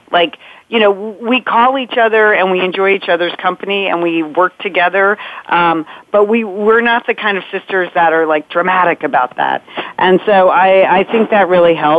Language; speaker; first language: English; native; English